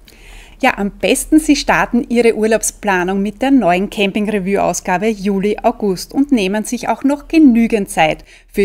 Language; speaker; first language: German; native; German